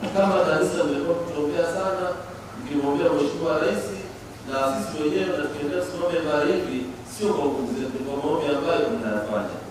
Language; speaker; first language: Swahili; native; Swahili